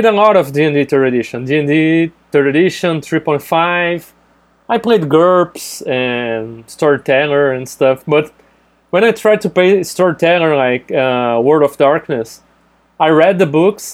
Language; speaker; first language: English; non-native, fluent; Portuguese